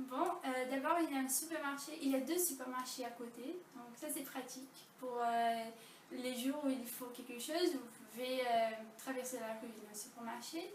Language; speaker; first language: French; non-native, fluent; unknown